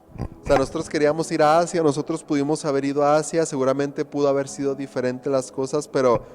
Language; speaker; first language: Spanish; native; Spanish